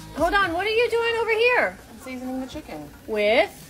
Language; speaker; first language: English; native; English